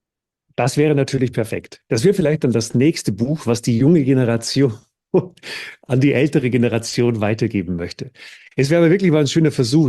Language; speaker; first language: German; native; German